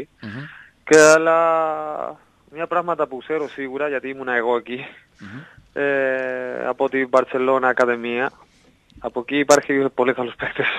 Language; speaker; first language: Greek; non-native, learner; Spanish